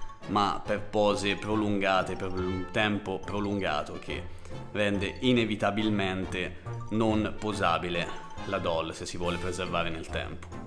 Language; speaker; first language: Italian; native; Italian